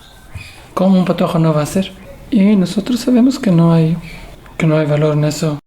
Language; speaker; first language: Spanish; non-native, learner; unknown